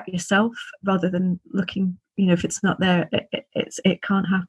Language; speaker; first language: English; native; English